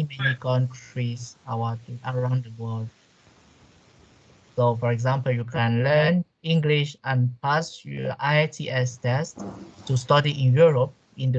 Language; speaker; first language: English; non-native, local second language; French